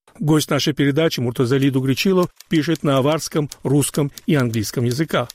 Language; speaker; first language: Russian; non-native, local second language; Chechen